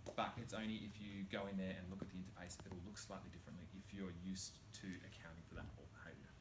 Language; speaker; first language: English; native; English